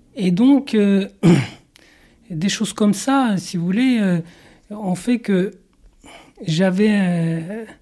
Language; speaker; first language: French; non-native, local second language; Arabic